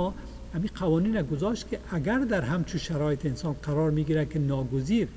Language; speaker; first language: Persian; native; Persian